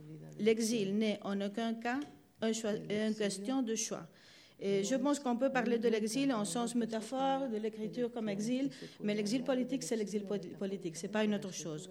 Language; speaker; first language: French; non-native, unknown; Spanish